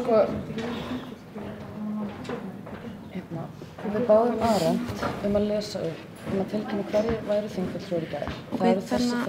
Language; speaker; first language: Icelandic; native; Icelandic